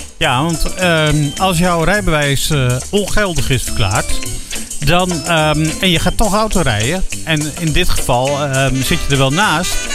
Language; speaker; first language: Dutch; native; Dutch